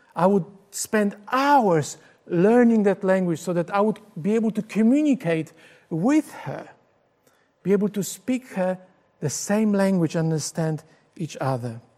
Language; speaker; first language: English; non-native, fluent; Polish